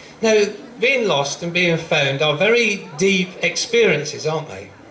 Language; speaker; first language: English; native; English